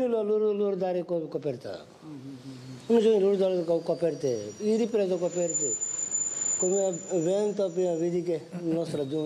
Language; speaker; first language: Italian; non-native, learner; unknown